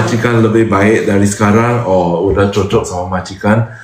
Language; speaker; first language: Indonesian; non-native, fluent; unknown